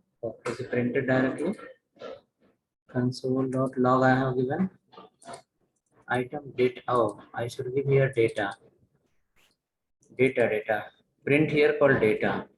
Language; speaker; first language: English; non-native, local second language; Telugu